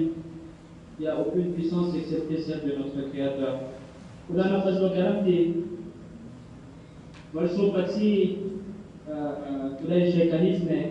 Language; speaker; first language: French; non-native, local second language; Gujarati